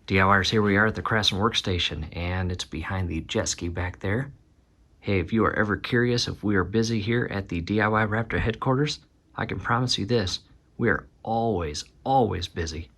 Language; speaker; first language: English; native; English